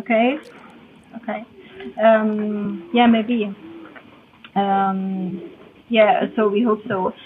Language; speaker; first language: English; non-native, learner; German